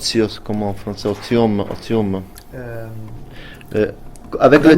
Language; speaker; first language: French; non-native, fluent; Italian